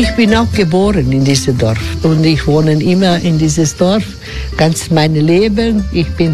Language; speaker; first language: German; non-native, learner; Croatian